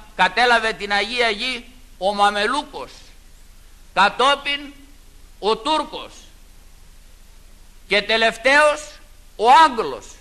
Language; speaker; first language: Greek; native; Greek